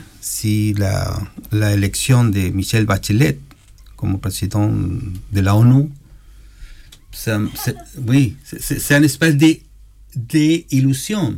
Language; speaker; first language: French; non-native, learner; Spanish